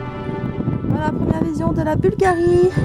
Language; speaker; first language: French; native; French